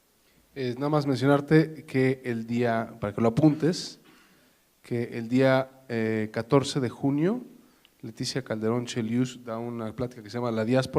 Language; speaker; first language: Spanish; native; Spanish